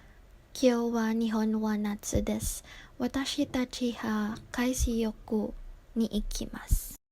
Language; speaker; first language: Japanese; non-native, learner; Filipino